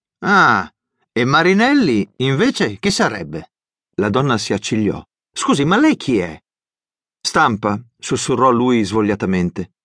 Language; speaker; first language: Italian; native; Italian